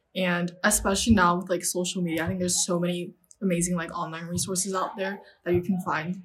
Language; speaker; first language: English; non-native, fluent; Chinese